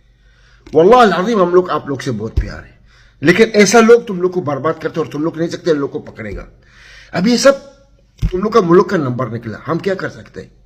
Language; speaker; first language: Hindi; non-native, learner; Arabic